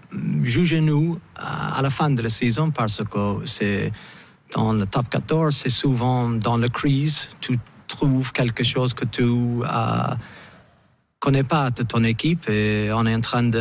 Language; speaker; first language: French; non-native, fluent; English